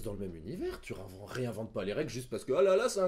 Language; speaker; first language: French; native; French